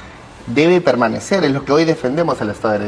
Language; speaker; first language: Spanish; native; Spanish